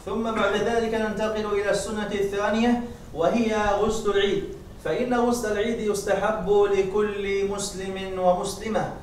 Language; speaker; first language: Arabic; native; Arabic